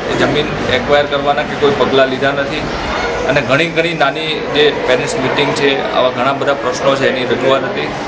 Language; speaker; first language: Gujarati; native; Gujarati